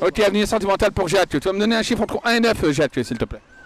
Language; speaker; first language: French; native; French